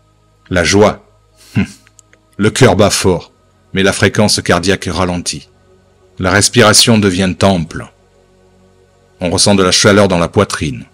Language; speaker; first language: French; native; French